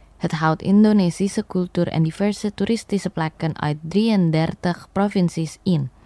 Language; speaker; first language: Dutch; non-native, fluent; Indonesian